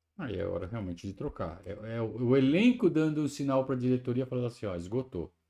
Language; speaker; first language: Portuguese; native; Portuguese